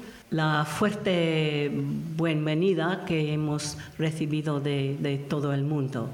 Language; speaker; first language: Spanish; non-native, learner; English